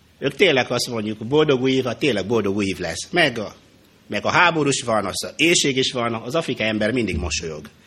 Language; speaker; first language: Hungarian; non-native, fluent; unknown